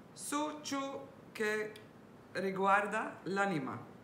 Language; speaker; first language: Italian; non-native, learner; Arabic